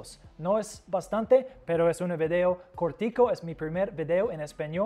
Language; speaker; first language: Spanish; non-native, fluent; English